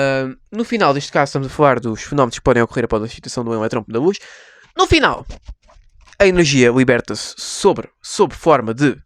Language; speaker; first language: Portuguese; native; Portuguese